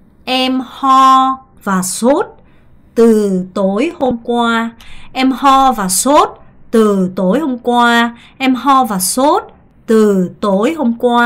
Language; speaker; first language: Vietnamese; non-native, fluent; Korean